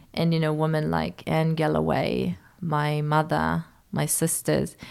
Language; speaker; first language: English; early bilingual, other home language; Persian